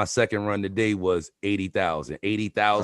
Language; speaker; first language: English; native; English